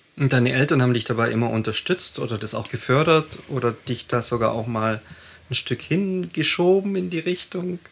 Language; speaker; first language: German; native; German